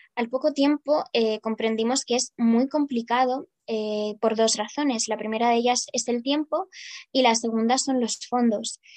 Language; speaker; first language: Spanish; non-native, fluent; Ukrainian